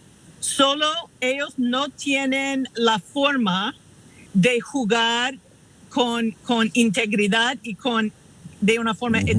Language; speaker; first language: Spanish; non-native, fluent; English